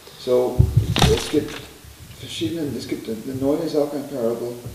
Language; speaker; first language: German; non-native, learner; English